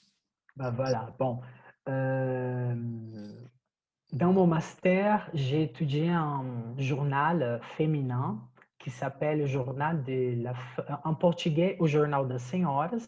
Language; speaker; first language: French; non-native, fluent; Portuguese